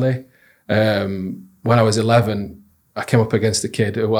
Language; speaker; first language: English; native; English